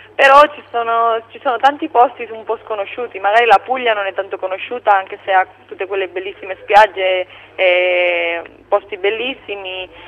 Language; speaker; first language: Italian; non-native, fluent; Spanish